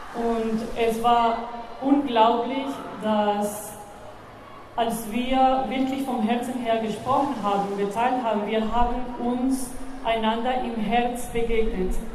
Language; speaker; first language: German; non-native, fluent; Spanish